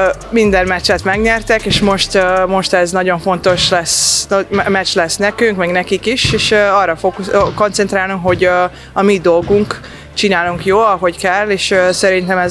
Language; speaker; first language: Hungarian; non-native, fluent; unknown